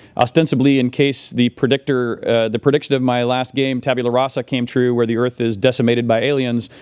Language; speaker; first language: English; native; English